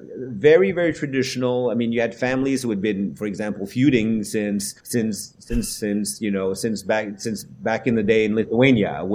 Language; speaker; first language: English; native; English